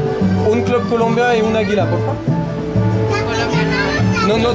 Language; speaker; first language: Spanish; non-native, learner; French